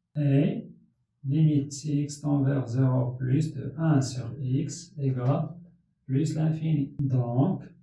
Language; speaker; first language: French; non-native, local second language; Arabic